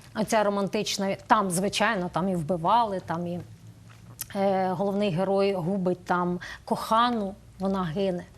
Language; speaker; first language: Ukrainian; native; Ukrainian